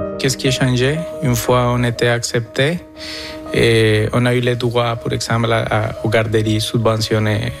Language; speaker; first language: French; non-native, fluent; Spanish